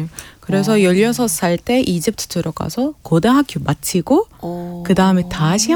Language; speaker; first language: Korean; non-native, fluent; Arabic